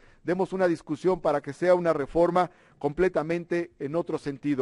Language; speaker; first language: Spanish; native; Spanish